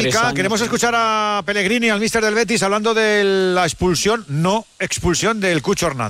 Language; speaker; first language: Spanish; native; Spanish